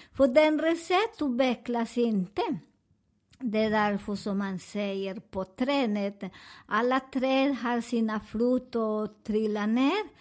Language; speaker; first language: Swedish; non-native, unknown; Spanish